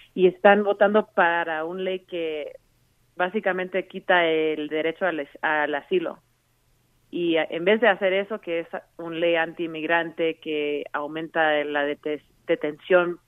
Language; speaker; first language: Spanish; early bilingual, heritage; Spanish